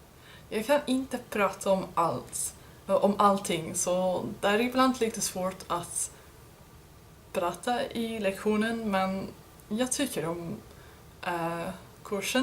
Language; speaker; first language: Swedish; non-native, learner; English